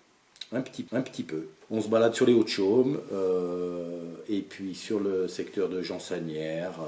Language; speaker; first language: French; native; French